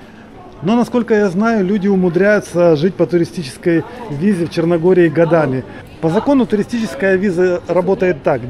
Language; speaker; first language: Russian; native; Russian